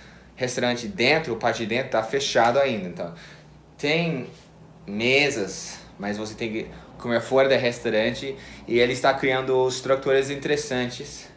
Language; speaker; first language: Portuguese; non-native, fluent; English